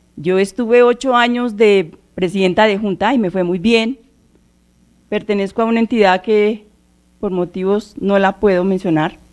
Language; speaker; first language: Spanish; native; Spanish